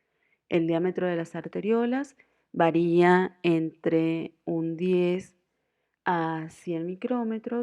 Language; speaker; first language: Spanish; native; Spanish